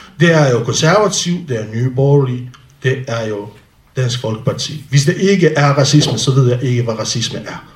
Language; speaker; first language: Danish; non-native, fluent; Bosnian